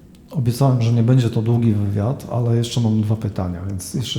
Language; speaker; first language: Polish; native; Polish